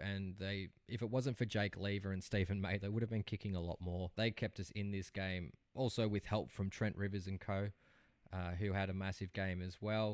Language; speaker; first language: English; native; English